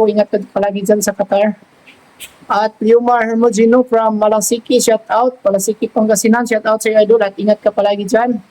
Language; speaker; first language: Filipino; non-native, local second language; Cebuano